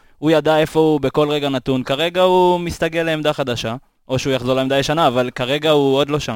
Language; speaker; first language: Hebrew; native; Hebrew